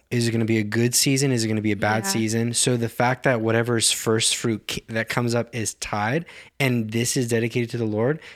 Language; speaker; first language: English; native; English